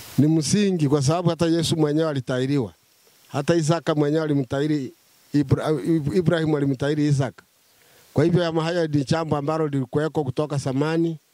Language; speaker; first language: Swahili; non-native, local second language; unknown